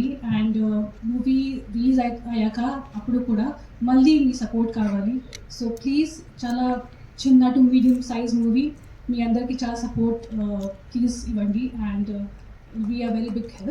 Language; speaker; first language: Telugu; non-native, local second language; Hindi